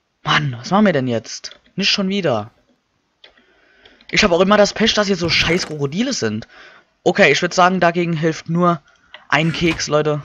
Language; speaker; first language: German; native; German